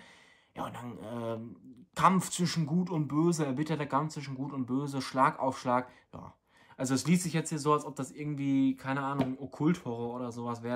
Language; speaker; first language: German; native; German